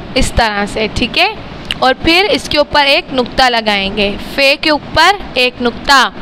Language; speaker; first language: Urdu; native; Urdu